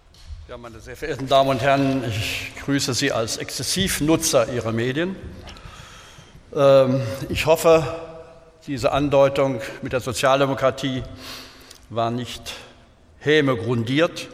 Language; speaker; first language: German; native; German